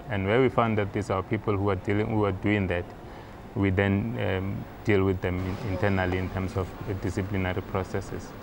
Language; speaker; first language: English; non-native, local second language; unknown